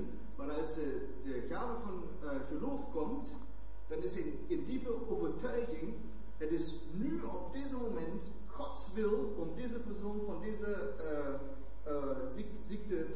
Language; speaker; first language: Dutch; non-native, fluent; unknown